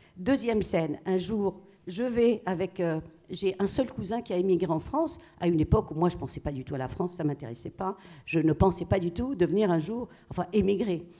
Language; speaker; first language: French; non-native, local second language; Arabic